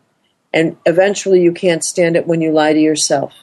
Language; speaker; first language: English; native; English